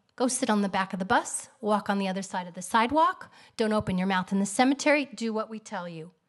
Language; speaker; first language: English; native; English